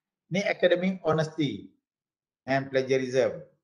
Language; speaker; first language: English; non-native, local second language; Malay